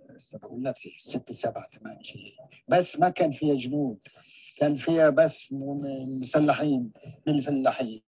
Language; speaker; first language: Arabic; non-native, fluent; Hebrew